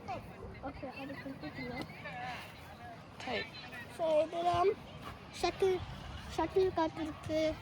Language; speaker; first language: Tamil; early bilingual, heritage; Tamil